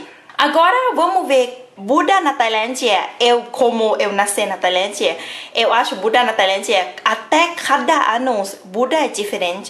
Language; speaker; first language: Portuguese; non-native, fluent; Thai